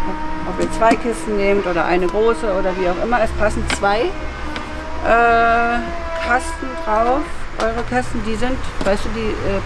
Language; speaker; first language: German; native; German